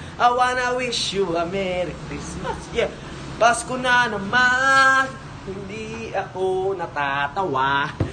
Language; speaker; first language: Filipino; non-native, local second language; Pampanga